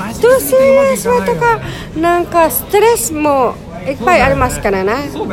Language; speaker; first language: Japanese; non-native, learner; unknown